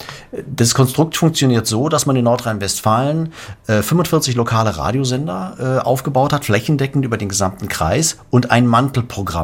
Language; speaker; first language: German; native; German